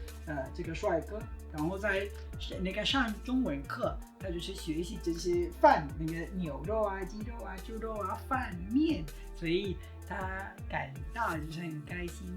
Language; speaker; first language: Chinese; non-native, fluent; Spanish